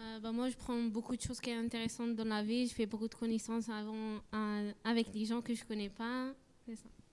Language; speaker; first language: French; non-native, learner; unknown